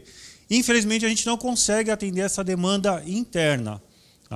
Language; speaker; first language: Portuguese; native; Portuguese